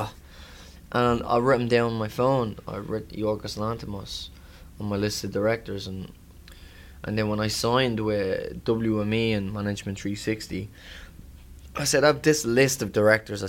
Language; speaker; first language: English; native; English